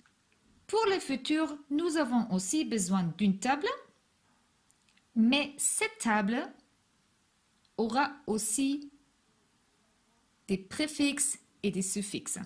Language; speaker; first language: French; non-native, fluent; Hebrew